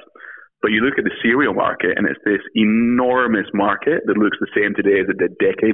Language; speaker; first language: English; native; English